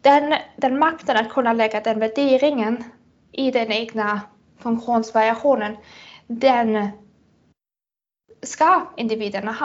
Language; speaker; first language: Swedish; non-native, fluent; German